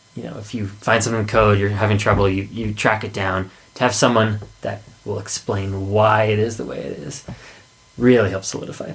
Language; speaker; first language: English; native; English